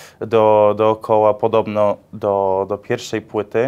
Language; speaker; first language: Polish; early bilingual, heritage; English